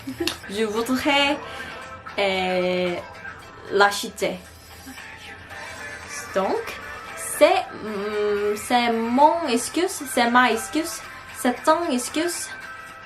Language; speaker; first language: French; non-native, learner; Korean